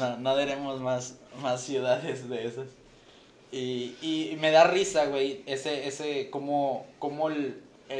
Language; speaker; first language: Spanish; native; Spanish